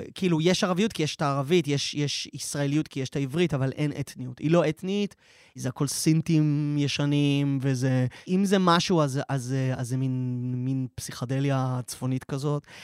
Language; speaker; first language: Hebrew; native; Hebrew